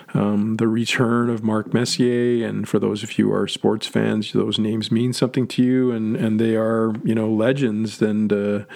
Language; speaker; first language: English; native; English